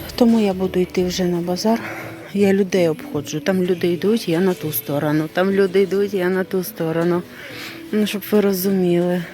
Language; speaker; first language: Ukrainian; native; Ukrainian